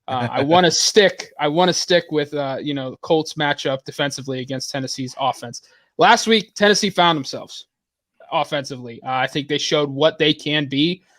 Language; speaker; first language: English; native; English